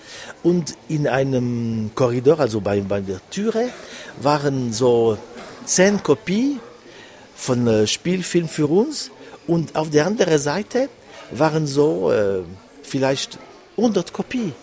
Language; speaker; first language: German; non-native, local second language; French